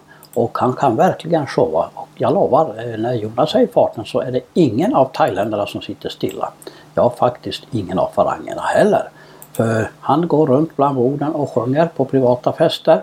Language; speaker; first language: Swedish; native; Swedish